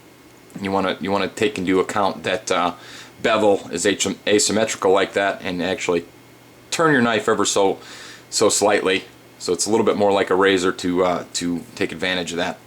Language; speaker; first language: English; native; English